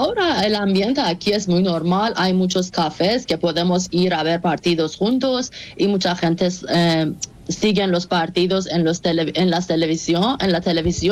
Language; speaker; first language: Spanish; non-native, fluent; Persian